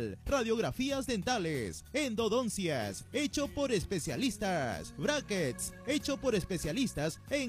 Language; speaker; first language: Spanish; native; Spanish